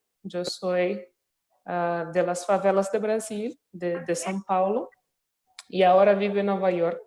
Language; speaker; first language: Spanish; non-native, fluent; Portuguese